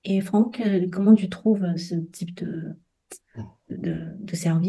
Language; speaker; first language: French; non-native, fluent; Chinese